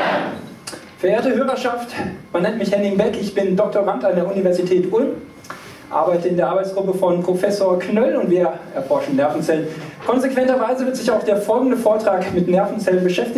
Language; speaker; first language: German; native; German